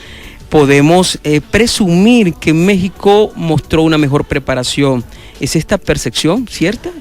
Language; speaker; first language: Spanish; native; Spanish